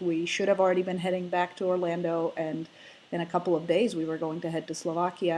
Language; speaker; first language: English; non-native, fluent; Slovak